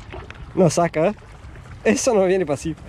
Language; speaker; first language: Spanish; non-native, learner; Portuguese